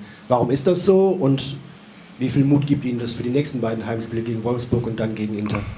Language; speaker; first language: German; native; German